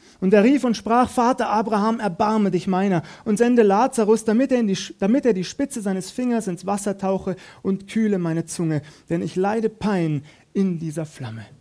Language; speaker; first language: German; native; German